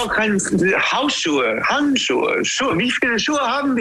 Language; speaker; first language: German; non-native, learner; English